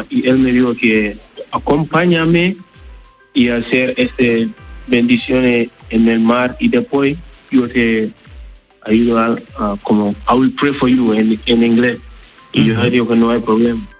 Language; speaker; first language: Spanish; non-native, learner; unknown